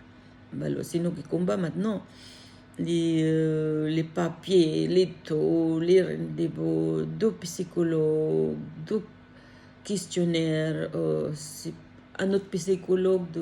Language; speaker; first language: French; non-native, learner; Filipino